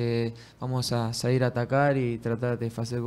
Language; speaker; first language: Portuguese; non-native, learner; Spanish